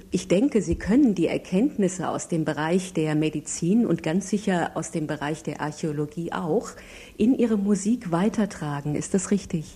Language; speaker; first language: German; native; German